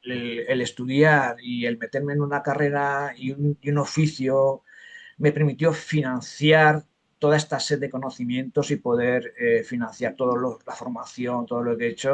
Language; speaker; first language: Spanish; native; Spanish